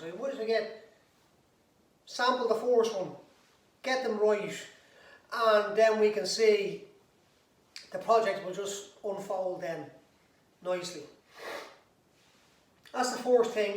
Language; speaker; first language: English; native; English